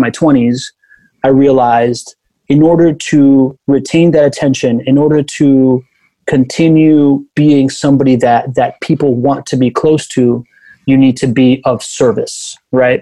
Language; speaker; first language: English; early bilingual, other home language; Spanish